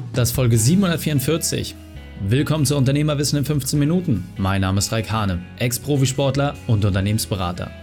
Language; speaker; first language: German; native; German